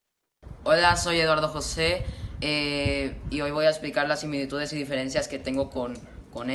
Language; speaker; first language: Spanish; native; Spanish